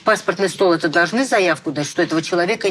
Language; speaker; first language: Russian; native; Russian